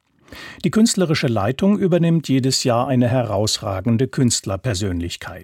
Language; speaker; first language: German; native; German